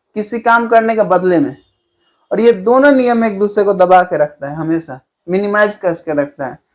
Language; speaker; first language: Hindi; native; Hindi